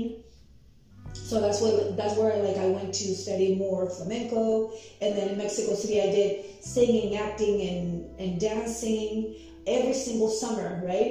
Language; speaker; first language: English; non-native, fluent; Spanish